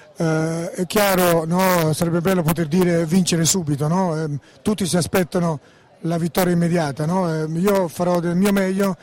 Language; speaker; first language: Italian; early bilingual, heritage; Italian